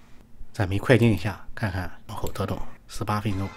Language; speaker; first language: Chinese; native; Chinese